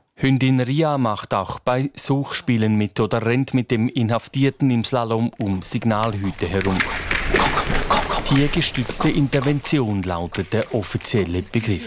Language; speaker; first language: German; native; German